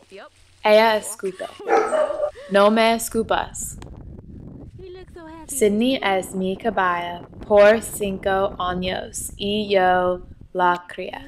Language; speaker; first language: Spanish; non-native, learner; English